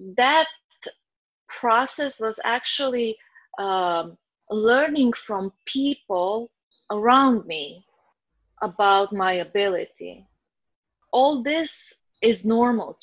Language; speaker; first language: English; non-native, fluent; Croatian